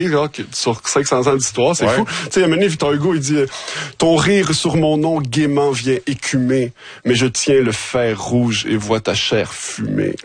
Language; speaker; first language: French; native; French